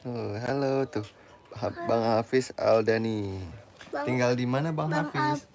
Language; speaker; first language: Indonesian; native; Indonesian